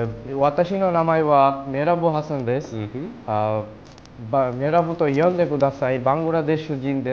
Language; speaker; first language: Japanese; non-native, learner; Bangla